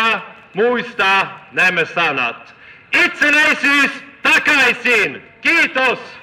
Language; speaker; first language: Finnish; non-native, fluent; Swedish